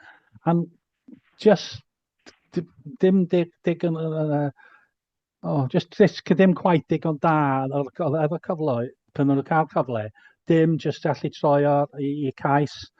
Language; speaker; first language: Welsh; native; Welsh